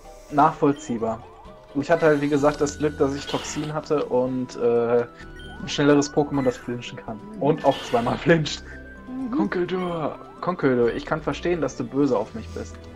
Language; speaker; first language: German; native; German